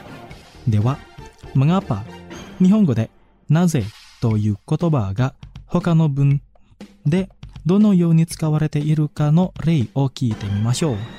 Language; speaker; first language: Japanese; non-native, fluent; Indonesian